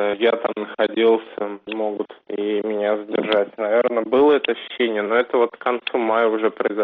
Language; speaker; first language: Russian; native; Russian